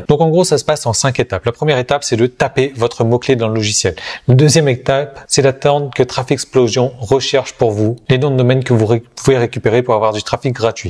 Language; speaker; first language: French; native; French